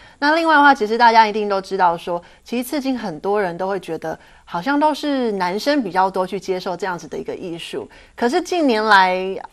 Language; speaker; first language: Chinese; native; Chinese